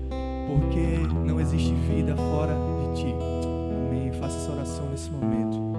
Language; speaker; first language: Portuguese; native; Portuguese